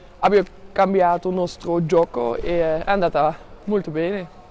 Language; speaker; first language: Italian; non-native, learner; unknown